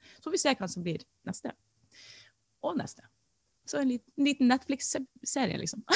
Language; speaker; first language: Norwegian; native; Norwegian